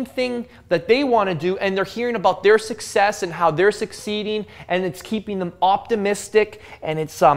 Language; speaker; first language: English; native; English